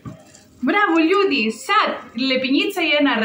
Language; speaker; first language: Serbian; non-native, learner; Spanish